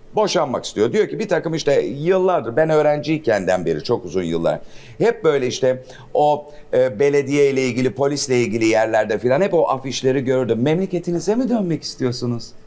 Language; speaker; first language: Turkish; native; Turkish